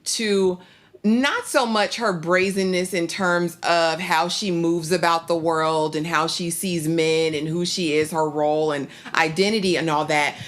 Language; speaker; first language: English; native; English